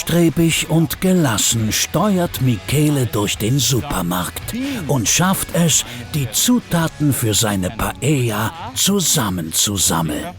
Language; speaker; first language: German; native; German